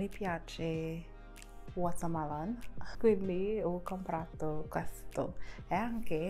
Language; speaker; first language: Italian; non-native, learner; English